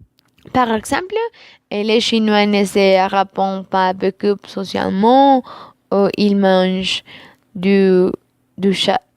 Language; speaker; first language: French; non-native, learner; Spanish